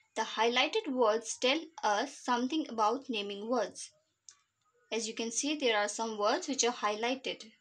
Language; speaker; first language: English; non-native, local second language; Hindi